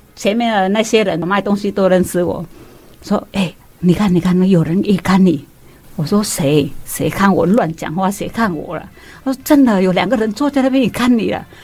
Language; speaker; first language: Chinese; non-native, fluent; Vietnamese